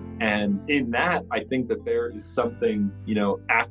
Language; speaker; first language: English; native; English